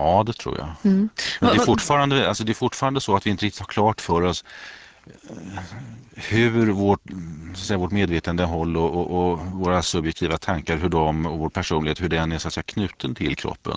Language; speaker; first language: Swedish; native; Swedish